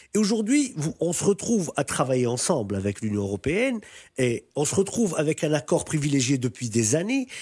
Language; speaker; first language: French; non-native, local second language; Arabic